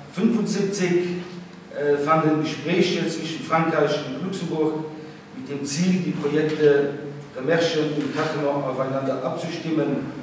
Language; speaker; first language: German; non-native, local second language; Luxembourgish